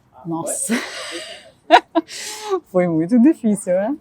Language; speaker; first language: Portuguese; non-native, fluent; Arabic